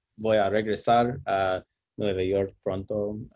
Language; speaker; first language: Spanish; non-native, learner; English